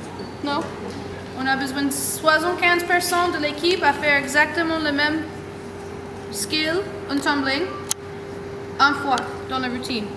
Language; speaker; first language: French; non-native, learner; English